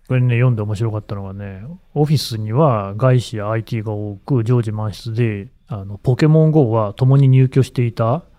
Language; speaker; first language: Japanese; native; Japanese